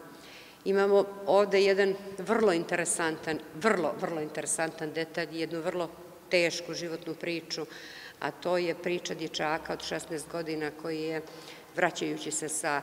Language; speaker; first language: Serbian; native; Serbian